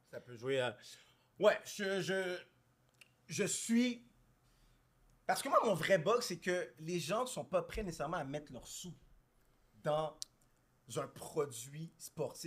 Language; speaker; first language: French; native; French